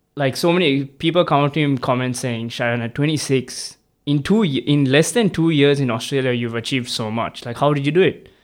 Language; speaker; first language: English; non-native, local second language; Tamil